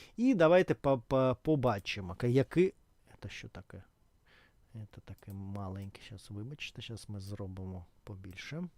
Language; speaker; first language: Ukrainian; non-native, local second language; Russian